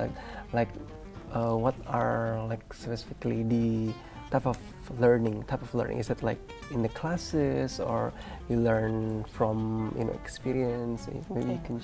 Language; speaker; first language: English; non-native, fluent; Indonesian